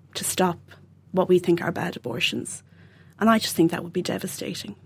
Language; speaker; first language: English; native; English